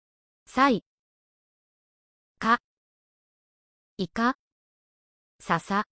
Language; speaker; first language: Japanese; non-native, learner; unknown